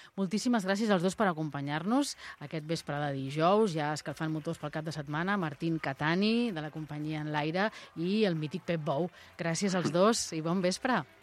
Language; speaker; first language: Catalan; native; Catalan